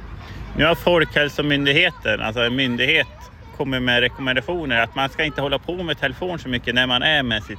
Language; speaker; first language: Swedish; native; Swedish